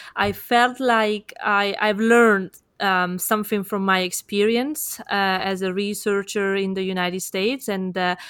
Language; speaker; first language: English; non-native, fluent; Italian